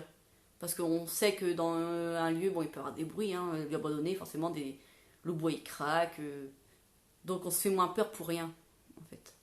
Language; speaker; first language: French; native; French